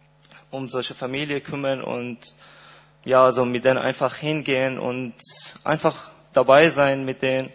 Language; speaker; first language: German; non-native, fluent; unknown